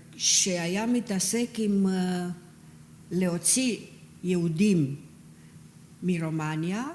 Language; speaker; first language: Hebrew; non-native, fluent; Romanian